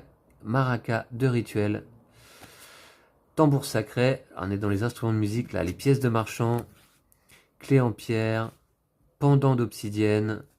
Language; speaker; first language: French; native; French